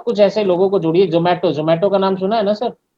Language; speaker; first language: Hindi; native; Hindi